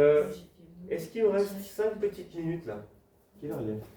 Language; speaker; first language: French; native; French